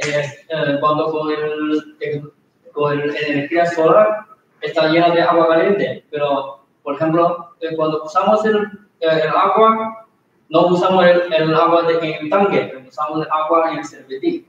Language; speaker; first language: Spanish; non-native, learner; Chinese